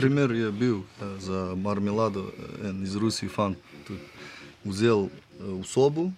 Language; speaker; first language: Slovenian; non-native, learner; Russian